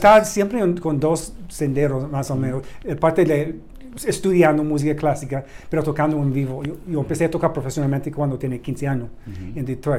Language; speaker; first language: Spanish; non-native, learner; English